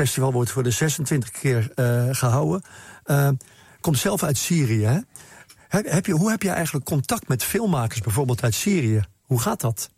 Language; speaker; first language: Dutch; native; Dutch